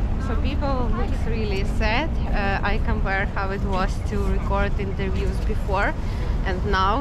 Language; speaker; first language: English; non-native, learner; Ukrainian